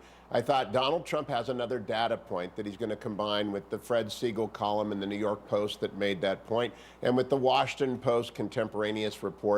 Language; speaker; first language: English; native; English